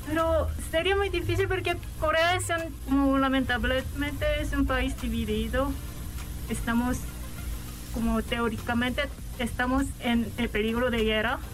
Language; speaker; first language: Spanish; non-native, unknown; Korean